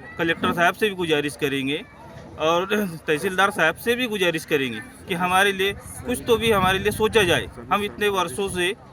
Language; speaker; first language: Hindi; native; Hindi